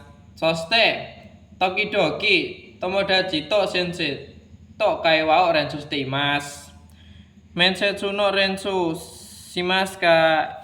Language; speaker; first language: Japanese; non-native, learner; Indonesian